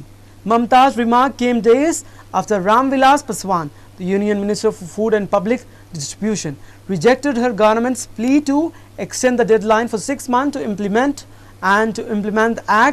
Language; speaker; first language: English; non-native, local second language; Urdu